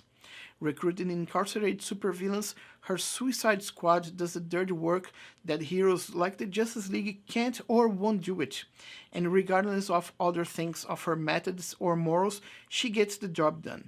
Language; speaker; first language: English; non-native, fluent; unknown